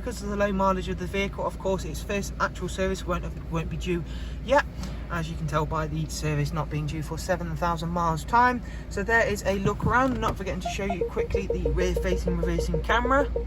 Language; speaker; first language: English; native; English